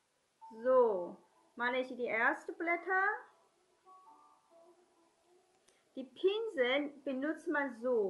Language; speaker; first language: German; non-native, learner; Chinese